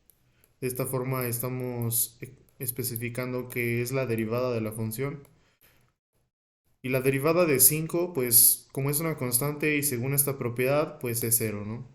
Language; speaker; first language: Spanish; native; Spanish